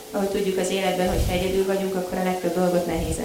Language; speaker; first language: Hungarian; native; Hungarian